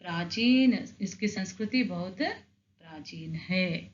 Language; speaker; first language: Hindi; non-native, local second language; Telugu